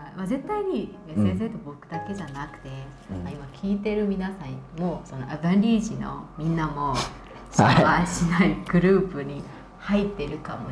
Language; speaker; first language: Japanese; non-native, fluent; Burmese